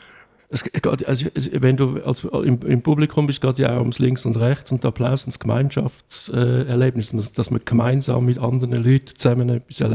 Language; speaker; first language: German; native; German